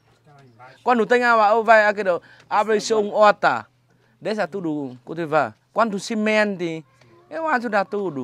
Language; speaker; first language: Portuguese; non-native, learner; Vietnamese